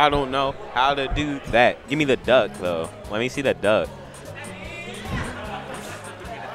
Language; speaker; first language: English; native; English